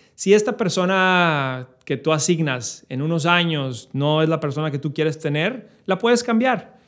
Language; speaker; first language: Spanish; native; Spanish